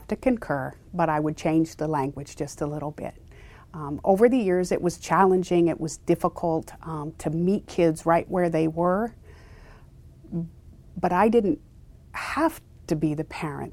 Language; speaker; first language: English; native; English